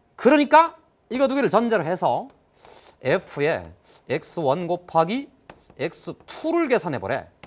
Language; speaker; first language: Korean; native; Korean